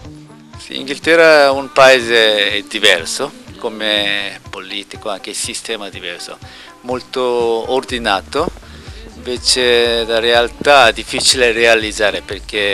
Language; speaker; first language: Italian; non-native, learner; Korean